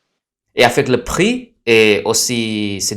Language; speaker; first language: French; non-native, fluent; Indonesian